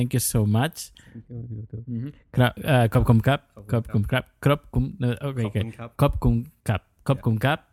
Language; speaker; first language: English; non-native, learner; Spanish